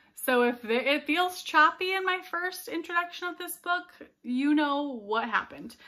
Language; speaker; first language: English; native; English